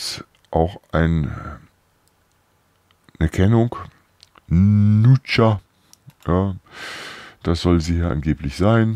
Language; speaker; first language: German; native; German